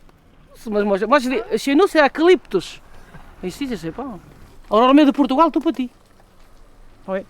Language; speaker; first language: French; non-native, learner; Portuguese